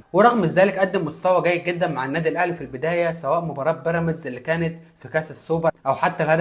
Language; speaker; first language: Arabic; native; Arabic